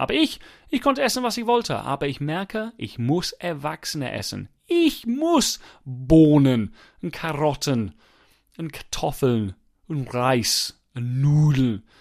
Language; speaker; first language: German; non-native, fluent; English